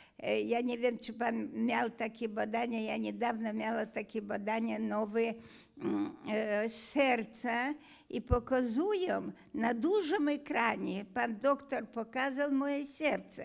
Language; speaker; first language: Polish; non-native, fluent; Hungarian